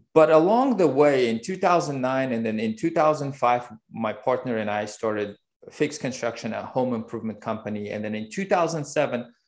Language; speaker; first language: English; non-native, fluent; Uzbek